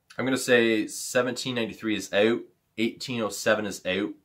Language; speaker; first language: English; native; English